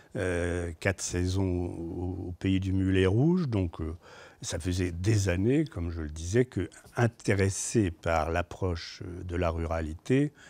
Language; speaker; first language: French; native; French